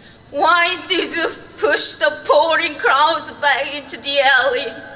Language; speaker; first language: English; non-native, fluent; Korean